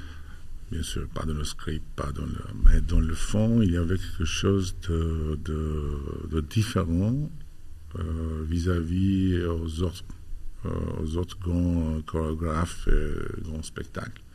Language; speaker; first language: French; non-native, fluent; Albanian